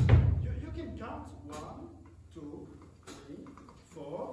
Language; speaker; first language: English; non-native, learner; French